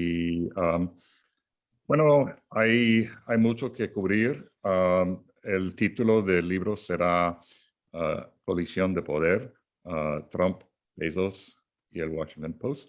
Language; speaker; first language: Spanish; non-native, fluent; English